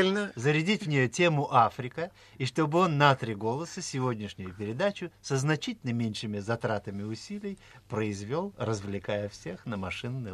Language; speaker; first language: Russian; native; Russian